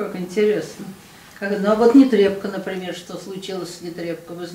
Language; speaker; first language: Russian; native; Russian